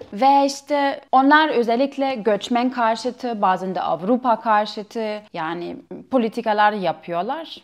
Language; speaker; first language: Turkish; non-native, fluent; German